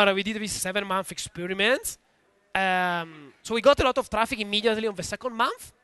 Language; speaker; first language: English; non-native, fluent; Italian